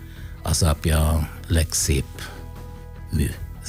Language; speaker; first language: Hungarian; non-native, fluent; Italian